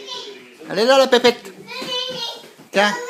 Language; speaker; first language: French; native; French